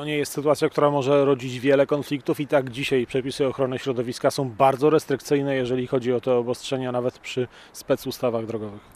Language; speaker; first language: Polish; native; Polish